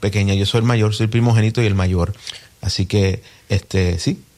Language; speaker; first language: Spanish; early bilingual, heritage; Spanish